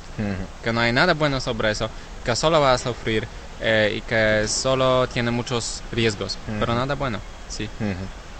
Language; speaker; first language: Spanish; non-native, learner; Polish